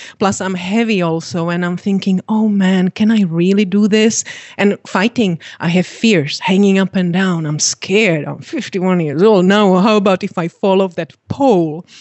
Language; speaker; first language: English; non-native, fluent; Czech